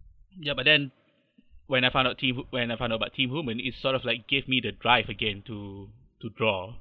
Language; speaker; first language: English; non-native, local second language; Malay